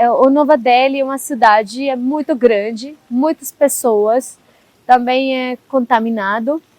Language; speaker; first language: Portuguese; non-native, learner; Hindi